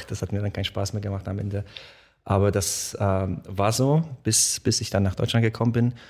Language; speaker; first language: German; early bilingual, other home language; Polish